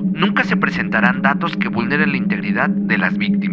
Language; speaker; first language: Spanish; native; Spanish